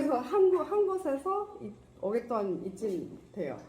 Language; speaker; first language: Korean; non-native, fluent; Arabic